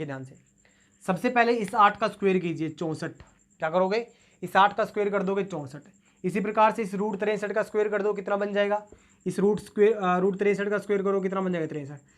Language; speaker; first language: Hindi; native; Hindi